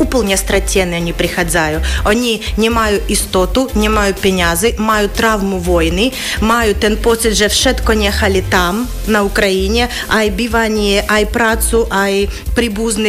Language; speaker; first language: Slovak; non-native, fluent; Ukrainian